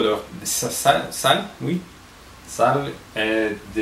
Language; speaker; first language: French; non-native, learner; Russian